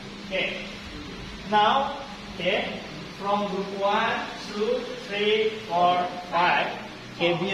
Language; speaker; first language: English; non-native, fluent; Indonesian